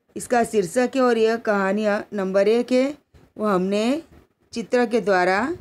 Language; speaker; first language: Hindi; non-native, local second language; Gujarati